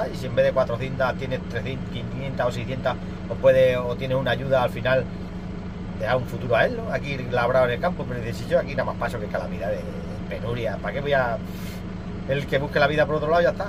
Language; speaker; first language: Spanish; native; Spanish